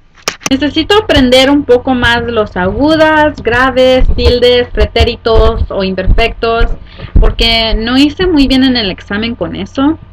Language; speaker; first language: Spanish; early bilingual, heritage; Spanish